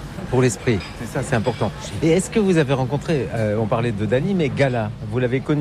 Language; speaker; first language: French; native; French